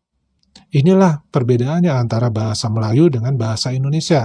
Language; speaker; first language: Indonesian; native; Indonesian